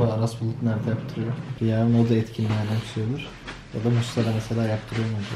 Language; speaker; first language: Turkish; native; Turkish